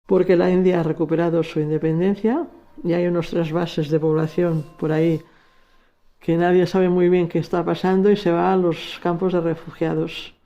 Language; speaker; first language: Spanish; native; Spanish